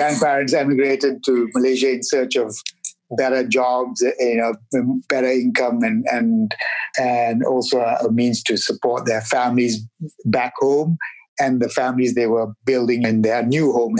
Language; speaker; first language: English; non-native, local second language; Tamil